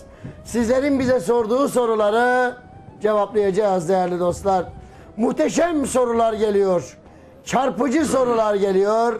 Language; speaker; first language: Turkish; native; Turkish